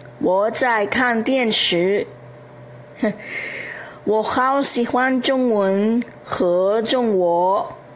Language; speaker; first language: Chinese; non-native, learner; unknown